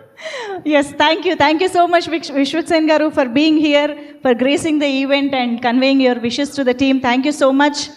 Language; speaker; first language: Telugu; native; Telugu